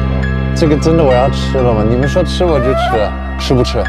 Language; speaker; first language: Chinese; non-native, fluent; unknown